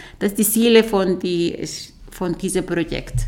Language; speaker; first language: German; non-native, learner; Arabic